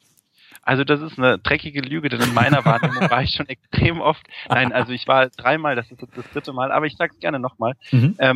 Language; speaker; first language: German; native; German